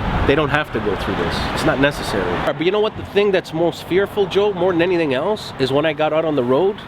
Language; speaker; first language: English; native; English